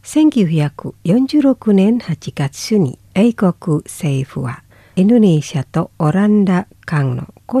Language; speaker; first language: Japanese; non-native, fluent; Indonesian